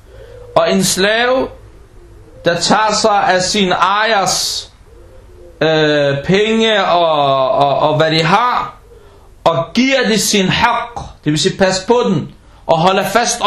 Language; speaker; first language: Danish; early bilingual, other home language; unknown